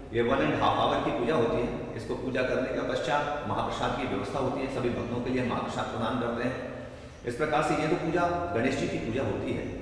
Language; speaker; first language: Hindi; non-native, local second language; Morisyen